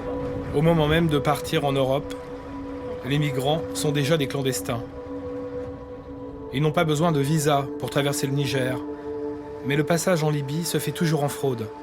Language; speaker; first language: French; native; French